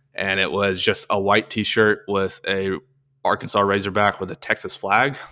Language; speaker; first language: English; native; English